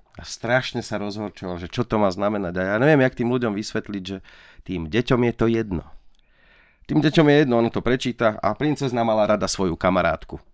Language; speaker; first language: Slovak; native; Slovak